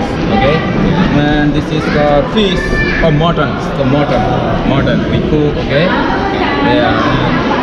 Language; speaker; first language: English; non-native, learner; Nepali